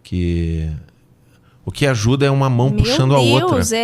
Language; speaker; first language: Portuguese; native; Portuguese